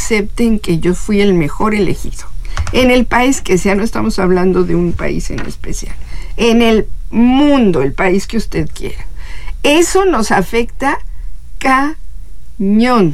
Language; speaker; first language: Spanish; native; Spanish